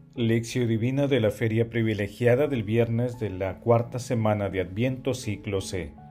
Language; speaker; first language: Spanish; native; Spanish